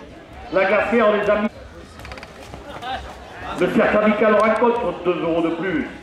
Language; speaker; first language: French; native; French